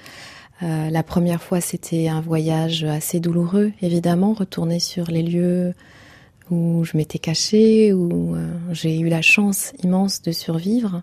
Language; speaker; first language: French; non-native, local second language; Kinyarwanda